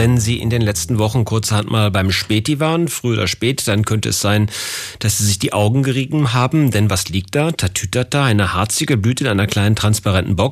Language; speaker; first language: German; native; German